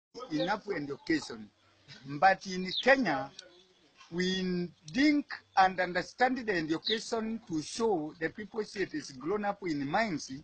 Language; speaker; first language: English; non-native, learner; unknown